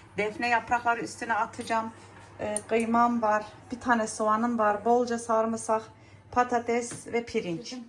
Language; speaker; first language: Turkish; native; Turkish